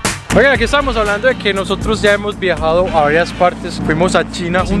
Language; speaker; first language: Spanish; native; Spanish